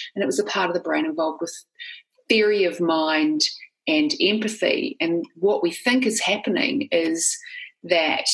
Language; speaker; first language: English; native; English